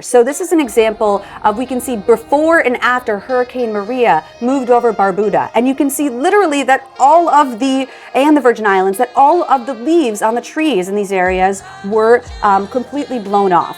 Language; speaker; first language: English; native; English